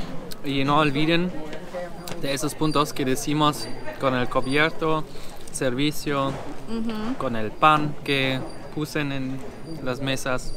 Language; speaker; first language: Spanish; non-native, learner; German